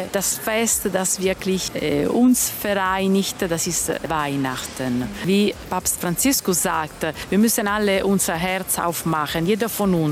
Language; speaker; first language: German; non-native, learner; Italian